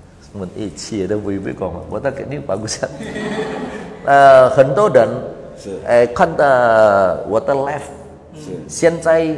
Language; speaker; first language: Chinese; non-native, learner; Hakka Chinese